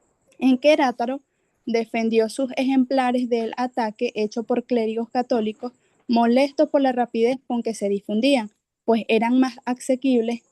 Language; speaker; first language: Spanish; native; Spanish